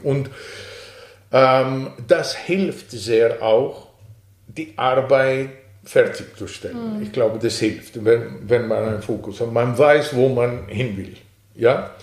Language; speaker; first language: German; non-native, fluent; Greek